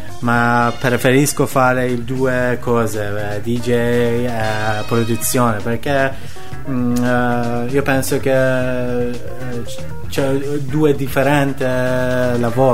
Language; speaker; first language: Italian; non-native, learner; Persian